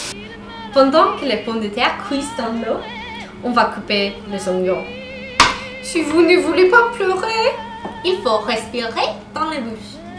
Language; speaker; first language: French; non-native, learner; English